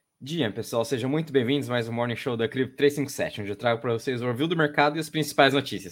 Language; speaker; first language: Portuguese; native; Portuguese